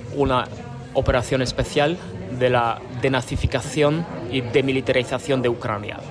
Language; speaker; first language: Spanish; non-native, fluent; Ukrainian